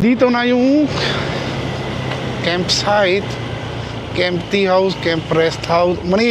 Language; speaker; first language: Filipino; non-native, learner; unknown